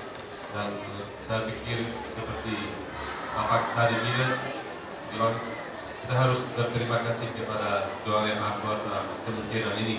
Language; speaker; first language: Indonesian; non-native, fluent; Slovak